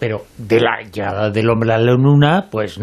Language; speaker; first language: Spanish; native; Spanish